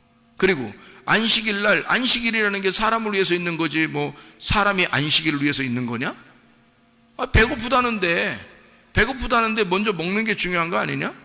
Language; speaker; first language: Korean; native; Korean